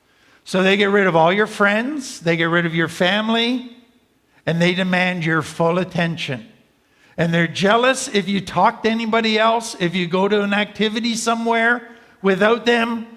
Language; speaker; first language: English; native; English